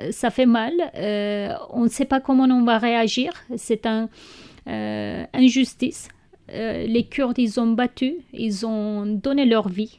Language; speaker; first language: French; non-native, learner; Kurdish